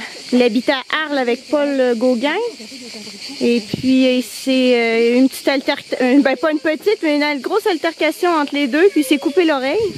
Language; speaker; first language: French; native; French